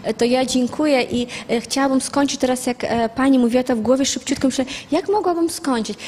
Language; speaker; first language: Polish; non-native, fluent; Azerbaijani